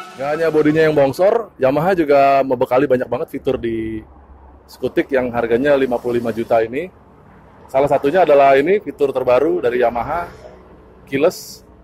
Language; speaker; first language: Indonesian; native; Indonesian